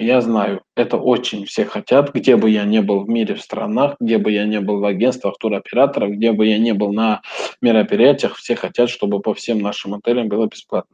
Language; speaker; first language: Russian; non-native, fluent; Turkish